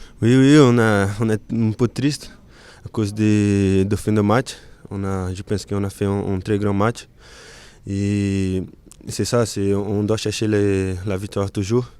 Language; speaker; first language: French; non-native, learner; Portuguese